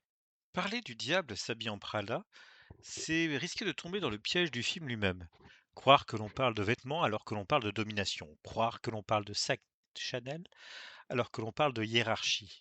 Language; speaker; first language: French; native; French